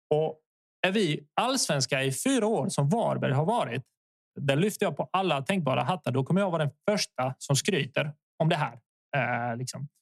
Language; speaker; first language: Swedish; early bilingual, other home language; Bosnian